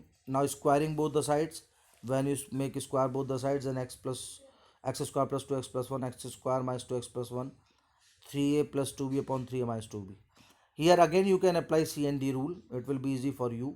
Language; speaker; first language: English; non-native, local second language; Hindi